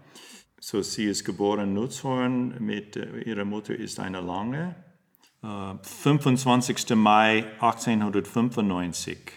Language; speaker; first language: German; non-native, fluent; English